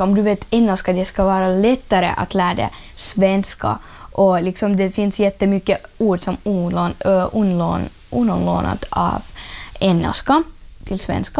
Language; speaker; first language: Swedish; non-native, learner; Russian